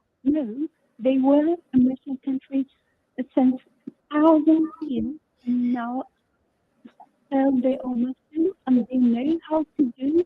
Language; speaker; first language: English; non-native, learner; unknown